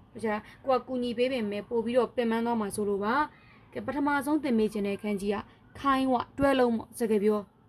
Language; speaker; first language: Burmese; native; Burmese